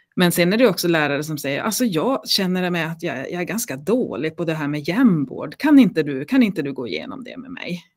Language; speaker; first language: Swedish; native; Swedish